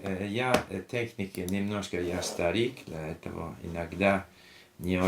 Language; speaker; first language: Russian; non-native, learner; English